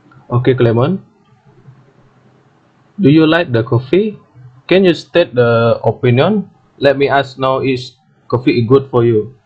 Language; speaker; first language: English; non-native, learner; Malay